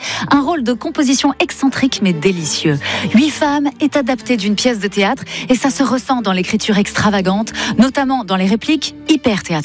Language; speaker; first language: French; native; French